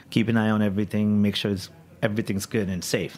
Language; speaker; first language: English; non-native, local second language; Punjabi